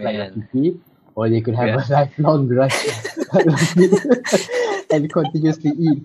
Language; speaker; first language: English; non-native, local second language; Malay